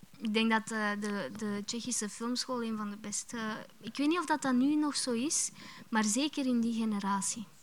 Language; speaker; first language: Dutch; early bilingual, other home language; Romanian